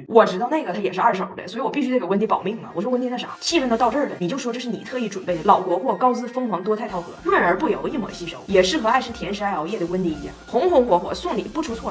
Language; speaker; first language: Chinese; native; Chinese